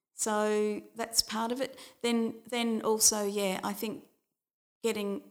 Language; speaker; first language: English; native; English